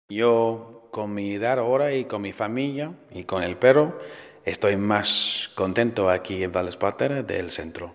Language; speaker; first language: Spanish; non-native, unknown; English